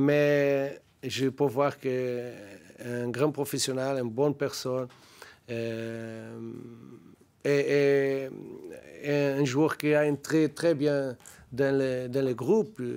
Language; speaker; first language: French; non-native, learner; Portuguese